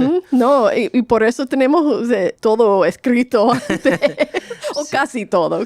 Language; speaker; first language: Spanish; non-native, fluent; English